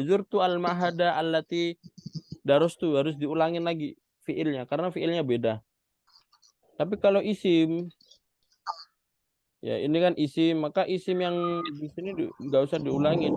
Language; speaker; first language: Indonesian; native; Indonesian